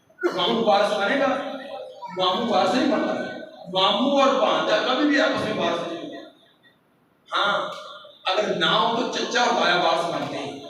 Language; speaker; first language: Urdu; non-native, local second language; Punjabi